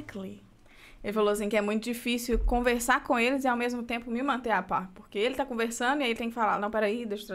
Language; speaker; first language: Portuguese; native; Portuguese